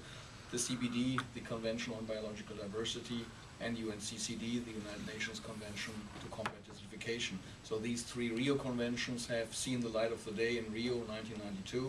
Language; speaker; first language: English; non-native, fluent; German